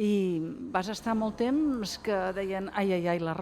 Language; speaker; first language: Catalan; native; Catalan